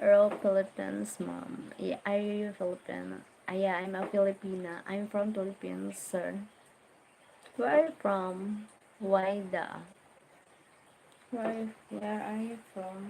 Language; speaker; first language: English; non-native, learner; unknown